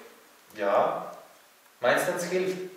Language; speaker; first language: German; non-native, learner; Latvian